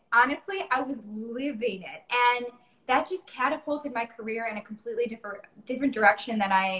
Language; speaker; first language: English; native; English